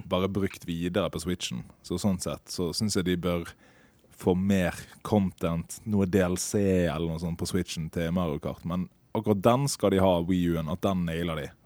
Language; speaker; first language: Norwegian; native; Norwegian